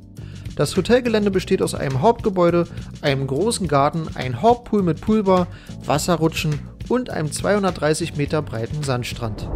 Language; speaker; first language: German; native; German